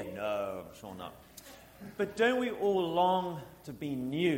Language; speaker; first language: English; native; English